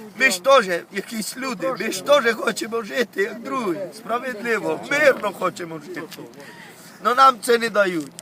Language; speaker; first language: Ukrainian; native; Ukrainian